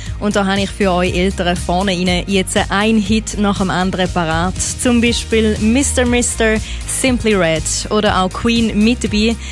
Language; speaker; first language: German; native; German